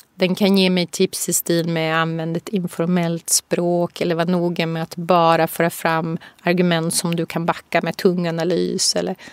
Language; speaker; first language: Swedish; native; Swedish